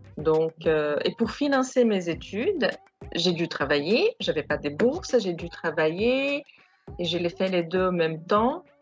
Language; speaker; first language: French; non-native, fluent; Portuguese